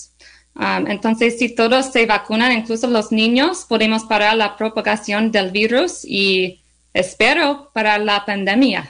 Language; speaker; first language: Spanish; non-native, learner; English